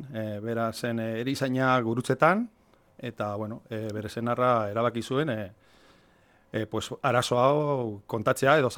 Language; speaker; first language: Basque; non-native, local second language; Spanish